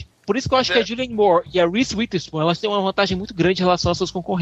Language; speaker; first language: Portuguese; native; Portuguese